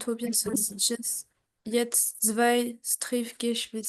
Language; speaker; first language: German; non-native, learner; French